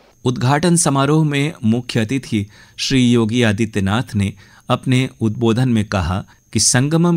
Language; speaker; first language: Hindi; native; Hindi